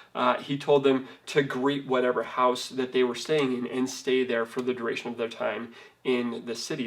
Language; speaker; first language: English; native; English